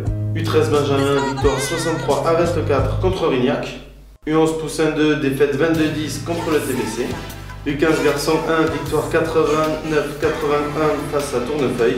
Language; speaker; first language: French; native; French